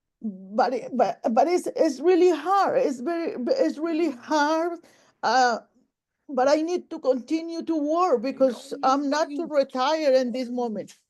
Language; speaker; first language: English; non-native, local second language; Spanish